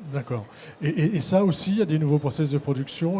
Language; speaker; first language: French; native; French